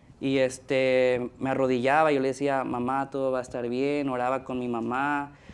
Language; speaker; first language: Spanish; native; Spanish